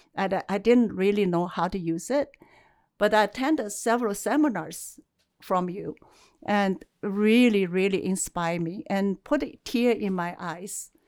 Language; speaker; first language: English; non-native, fluent; Chinese